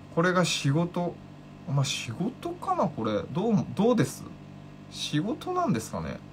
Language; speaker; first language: Japanese; native; Japanese